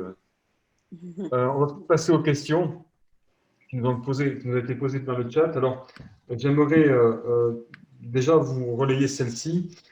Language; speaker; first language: French; native; French